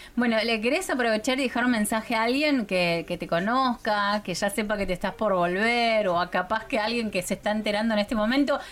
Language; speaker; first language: Spanish; native; Spanish